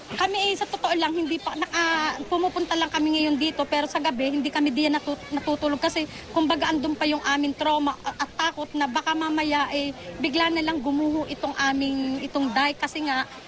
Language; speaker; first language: Filipino; native; Filipino